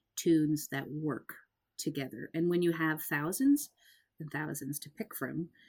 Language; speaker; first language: English; native; English